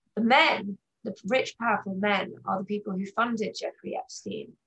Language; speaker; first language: English; native; English